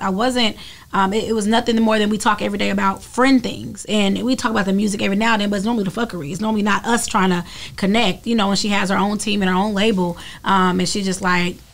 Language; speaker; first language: English; native; English